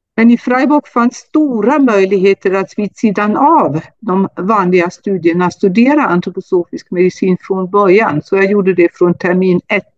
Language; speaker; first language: Swedish; non-native, fluent; German